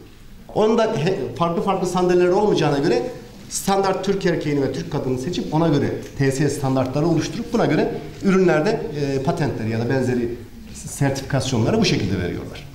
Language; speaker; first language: Turkish; native; Turkish